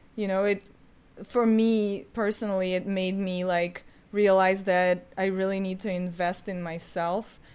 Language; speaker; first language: English; non-native, fluent; Ukrainian